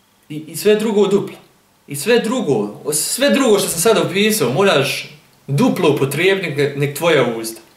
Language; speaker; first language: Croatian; early bilingual, heritage; German